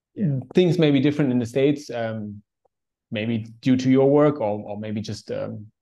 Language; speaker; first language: English; non-native, fluent; German